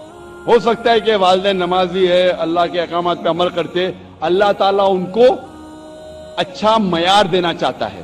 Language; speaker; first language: Hindi; non-native, local second language; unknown